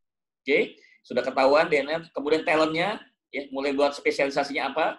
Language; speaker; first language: Indonesian; native; Indonesian